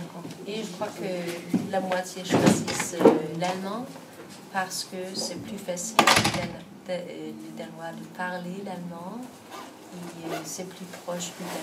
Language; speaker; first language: French; non-native, fluent; Danish